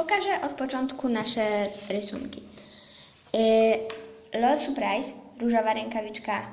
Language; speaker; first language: Polish; early bilingual, heritage; Polish